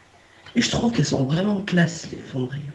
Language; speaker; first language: French; native; French